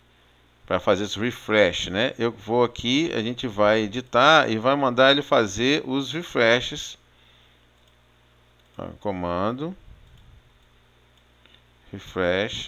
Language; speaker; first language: Portuguese; native; Portuguese